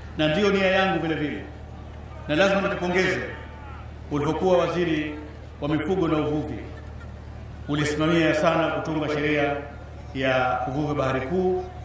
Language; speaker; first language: Swahili; native; Swahili